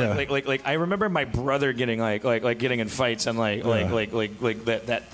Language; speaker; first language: English; native; English